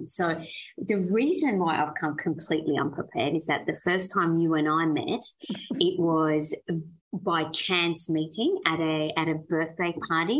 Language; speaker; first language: English; early bilingual, other home language; Persian